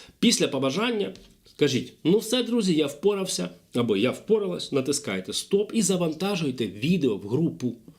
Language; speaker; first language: Ukrainian; non-native, local second language; Russian